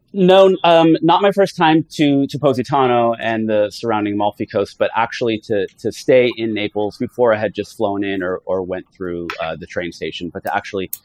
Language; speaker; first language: English; early bilingual, other home language; Italian